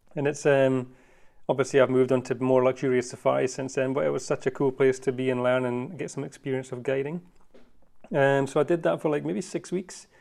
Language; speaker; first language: English; native; English